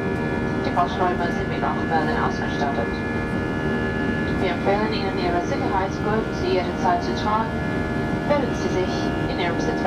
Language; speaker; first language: German; non-native, learner; English